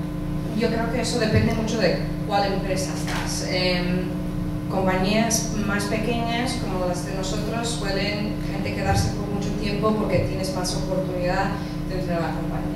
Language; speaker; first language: Spanish; early bilingual, heritage; English